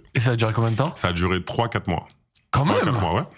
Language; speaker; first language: French; native; French